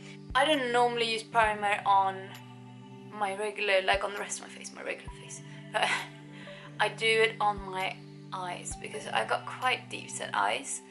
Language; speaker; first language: English; non-native, fluent; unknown